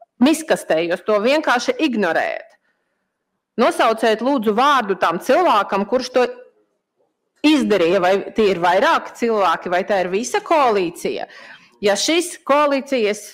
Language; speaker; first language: Latvian; non-native, local second language; Russian